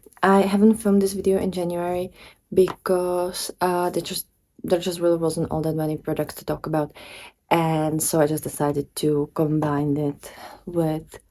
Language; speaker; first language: English; non-native, fluent; Czech